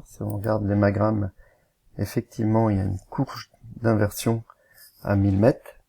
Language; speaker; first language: French; native; French